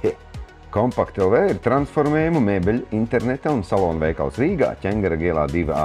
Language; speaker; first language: Latvian; native; Latvian